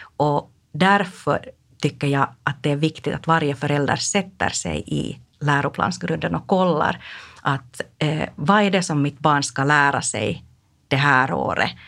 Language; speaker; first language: Swedish; non-native, local second language; Finnish